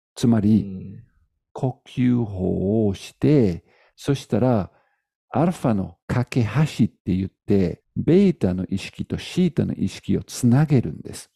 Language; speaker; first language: Japanese; non-native, fluent; English